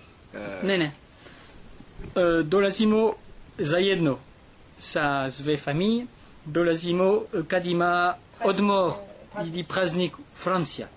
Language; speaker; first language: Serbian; non-native, learner; French